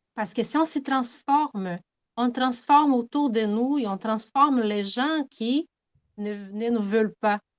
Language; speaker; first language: French; non-native, fluent; Portuguese